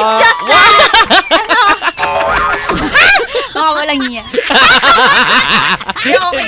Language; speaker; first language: Filipino; native; Filipino